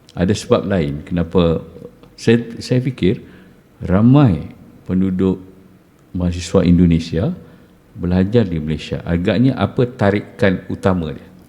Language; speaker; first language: Malay; native; Malay